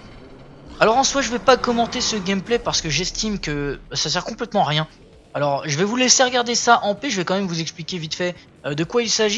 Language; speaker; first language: French; native; French